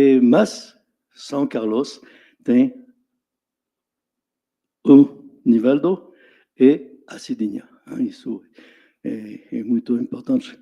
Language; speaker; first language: Portuguese; non-native, fluent; French